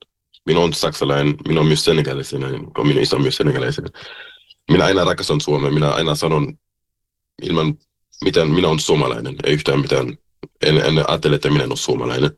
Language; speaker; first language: Finnish; early bilingual, heritage; German